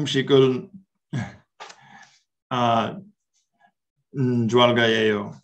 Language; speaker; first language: Korean; non-native, learner; English